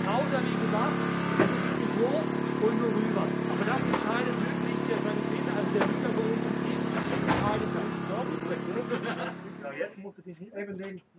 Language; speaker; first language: German; non-native, local second language; Romansh